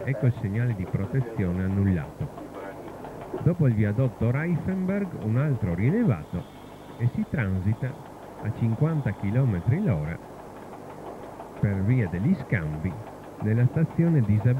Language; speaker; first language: Italian; native; Italian